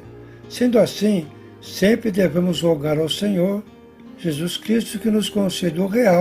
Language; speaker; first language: Portuguese; native; Portuguese